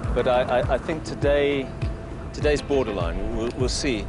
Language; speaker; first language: English; native; English